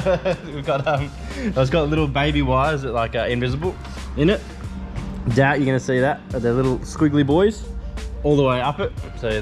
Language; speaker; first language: English; native; English